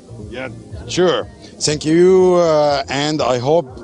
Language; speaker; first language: English; non-native, learner; Arabic